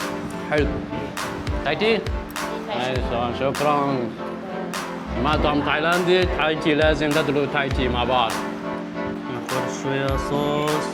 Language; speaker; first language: Arabic; non-native, fluent; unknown